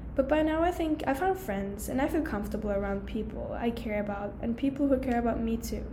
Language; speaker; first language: English; early bilingual, other home language; German